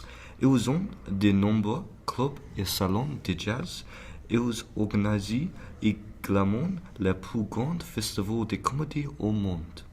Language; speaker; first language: French; non-native, learner; English